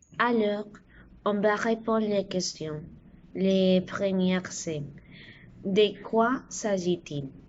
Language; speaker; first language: French; non-native, learner; Spanish